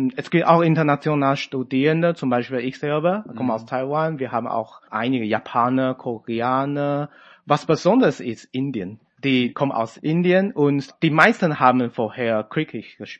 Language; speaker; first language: German; non-native, fluent; Chinese